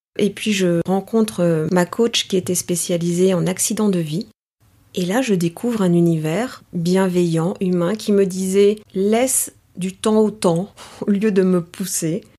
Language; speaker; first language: French; native; French